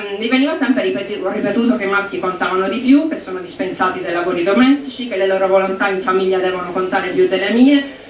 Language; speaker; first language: Italian; native; Italian